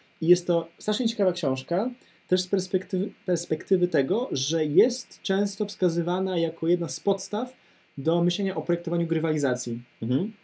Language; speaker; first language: Polish; native; Polish